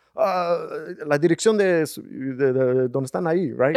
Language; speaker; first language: Spanish; early bilingual, heritage; Spanish